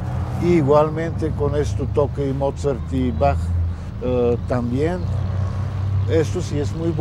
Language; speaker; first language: Spanish; non-native, fluent; Bulgarian